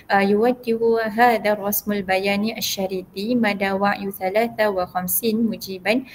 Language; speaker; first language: Arabic; non-native, learner; Malay